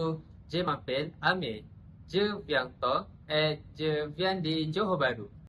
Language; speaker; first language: French; non-native, learner; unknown